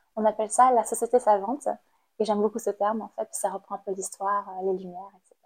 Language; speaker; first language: French; non-native, fluent; Khmer